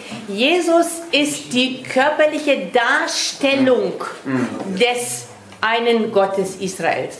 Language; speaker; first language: German; native; German